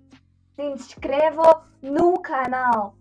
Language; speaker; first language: Portuguese; non-native, learner; Kyrgyz